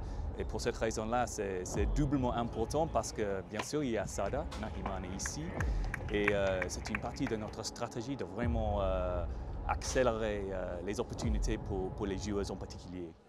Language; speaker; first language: French; non-native, fluent; English